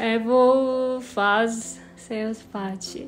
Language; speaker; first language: Portuguese; non-native, learner; Korean